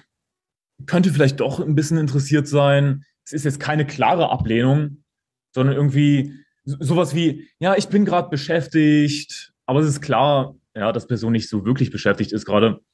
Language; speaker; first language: German; native; German